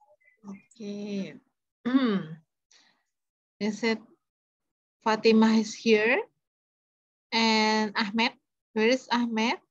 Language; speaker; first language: English; non-native, fluent; Indonesian